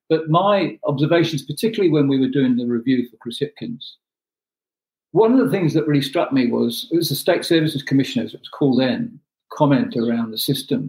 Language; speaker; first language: English; non-native, local second language; Urdu